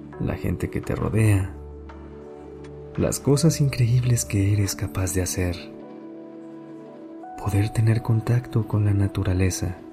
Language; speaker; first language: Spanish; native; Spanish